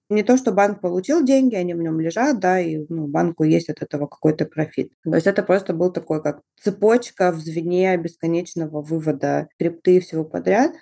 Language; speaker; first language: Russian; native; Russian